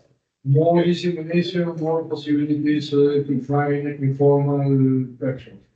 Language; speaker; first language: English; non-native, learner; Spanish